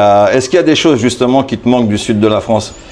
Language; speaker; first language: French; native; French